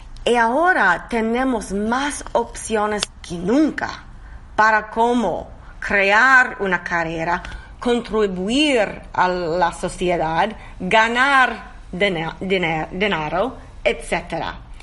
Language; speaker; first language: Spanish; non-native, learner; English